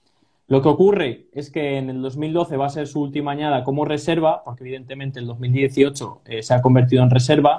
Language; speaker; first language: Spanish; native; Spanish